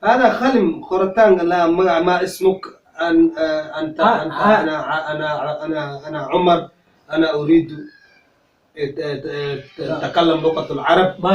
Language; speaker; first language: Arabic; non-native, learner; Somali